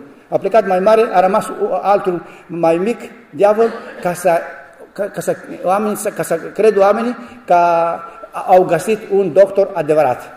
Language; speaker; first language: Romanian; non-native, learner; Greek